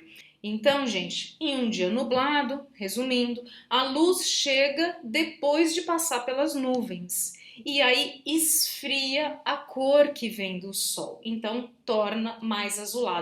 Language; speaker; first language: Portuguese; native; Portuguese